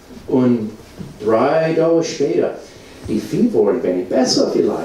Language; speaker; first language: German; non-native, learner; English